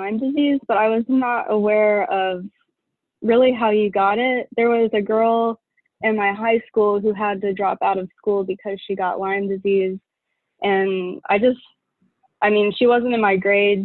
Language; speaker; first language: English; native; English